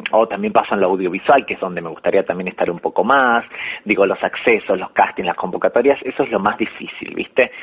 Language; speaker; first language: Spanish; native; Spanish